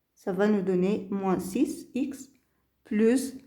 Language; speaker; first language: French; non-native, local second language; Arabic